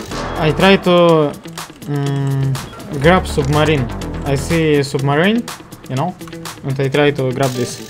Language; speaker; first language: English; non-native, learner; Russian